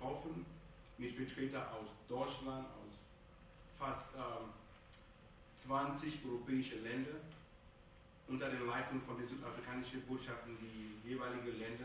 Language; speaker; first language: German; non-native, fluent; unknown